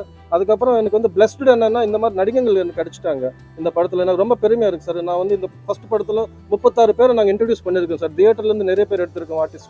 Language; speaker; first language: Tamil; non-native, local second language; Telugu